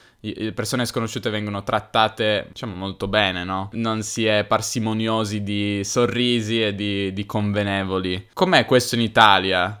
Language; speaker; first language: Italian; native; Italian